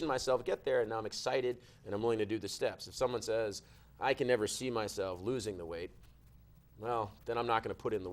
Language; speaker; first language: English; native; English